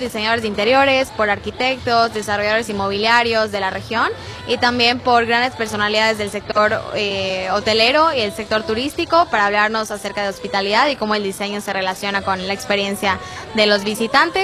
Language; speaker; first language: Spanish; native; Spanish